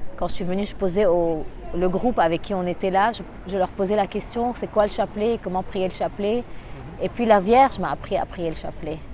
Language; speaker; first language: French; non-native, local second language; Arabic